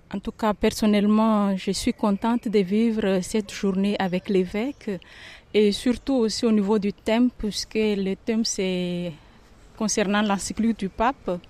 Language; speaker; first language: French; non-native, local second language; Malagasy